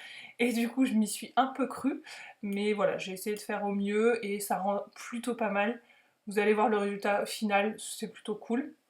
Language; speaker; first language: French; native; French